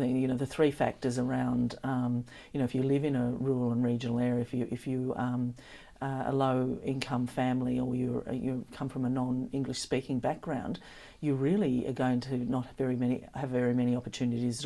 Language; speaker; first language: English; native; English